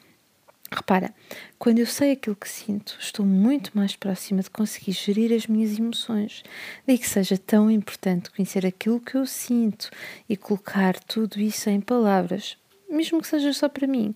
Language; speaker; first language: Portuguese; native; Portuguese